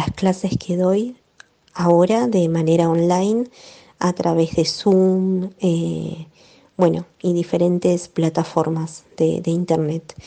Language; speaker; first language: Spanish; native; Spanish